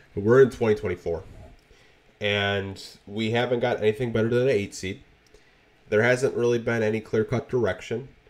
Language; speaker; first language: English; native; English